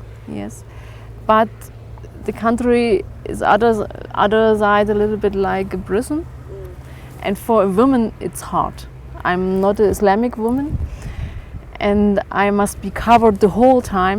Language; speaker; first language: English; non-native, learner; German